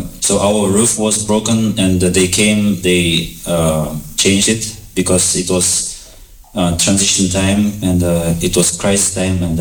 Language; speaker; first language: English; non-native, fluent; Kazakh